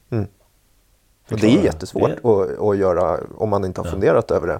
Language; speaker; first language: Swedish; native; Swedish